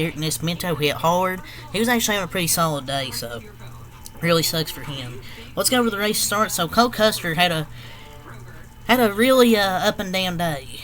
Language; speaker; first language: English; native; English